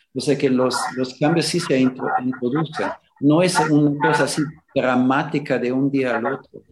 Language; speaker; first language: Spanish; non-native, fluent; German